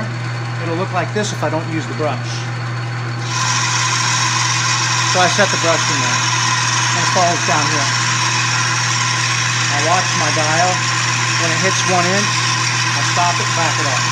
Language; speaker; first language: English; native; English